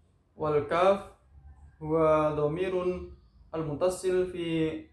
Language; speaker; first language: Arabic; non-native, learner; Indonesian